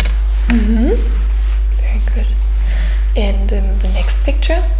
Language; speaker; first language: English; non-native, fluent; German